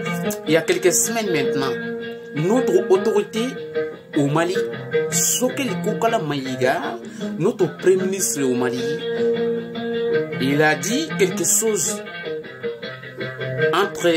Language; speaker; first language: French; non-native, learner; Bambara